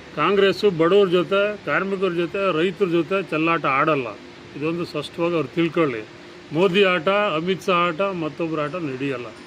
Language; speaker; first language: Kannada; native; Kannada